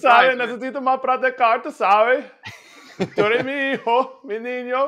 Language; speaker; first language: Spanish; non-native, learner; English